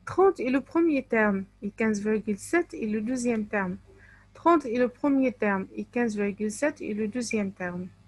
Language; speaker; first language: French; non-native, local second language; Arabic